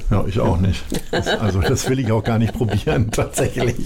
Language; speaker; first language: German; native; German